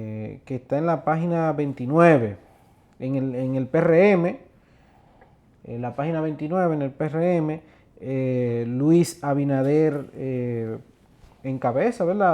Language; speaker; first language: Spanish; native; Spanish